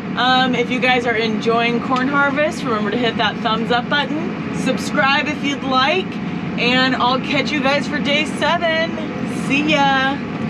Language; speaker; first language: English; native; English